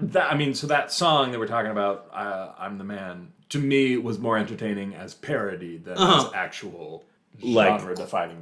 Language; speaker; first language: English; native; English